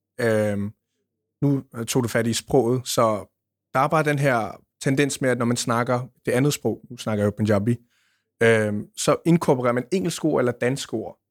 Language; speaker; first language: Danish; early bilingual, other home language; Punjabi